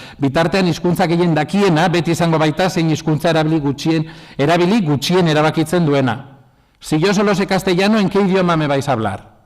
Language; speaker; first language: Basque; non-native, local second language; Spanish